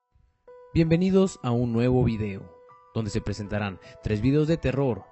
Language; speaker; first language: Spanish; native; Spanish